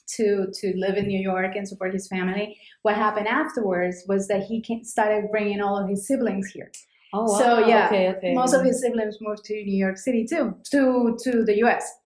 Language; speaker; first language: English; non-native, fluent; Spanish